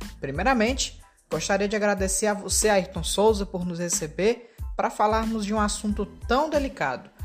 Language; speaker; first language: Portuguese; native; Portuguese